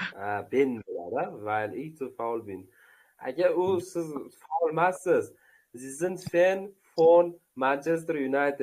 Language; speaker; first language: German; non-native, fluent; Uzbek